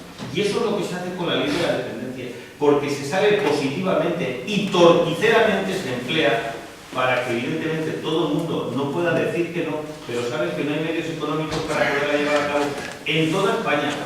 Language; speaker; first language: Spanish; native; Spanish